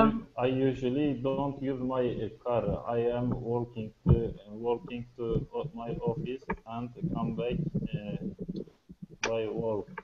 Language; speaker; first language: English; non-native, learner; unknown